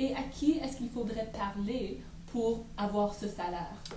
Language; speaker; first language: French; native; French